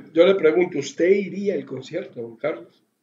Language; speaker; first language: Spanish; native; Spanish